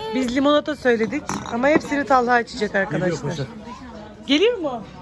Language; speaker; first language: Turkish; native; Turkish